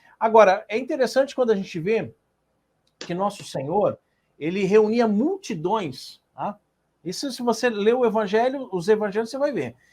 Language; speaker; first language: Portuguese; native; Portuguese